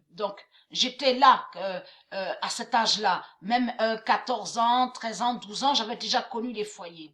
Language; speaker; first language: French; native; French